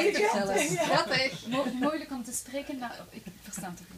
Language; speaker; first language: Dutch; early bilingual, heritage; French